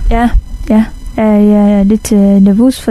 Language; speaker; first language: Danish; non-native, fluent; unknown